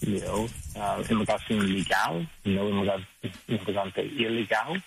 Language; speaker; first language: Spanish; non-native, learner; English